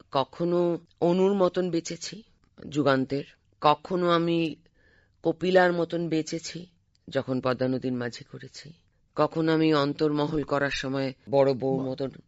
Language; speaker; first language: Bangla; native; Bangla